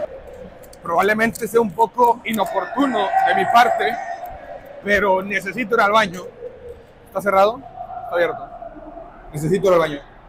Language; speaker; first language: Spanish; native; Spanish